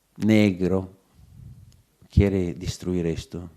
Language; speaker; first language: Spanish; non-native, fluent; Arabic